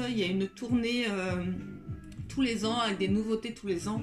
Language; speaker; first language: French; native; French